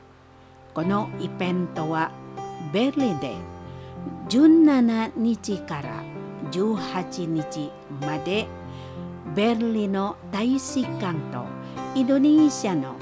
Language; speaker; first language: Japanese; non-native, fluent; Indonesian